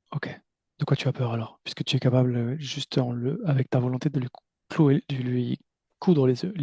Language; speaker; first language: French; native; French